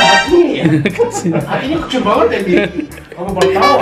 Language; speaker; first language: Indonesian; non-native, fluent; Japanese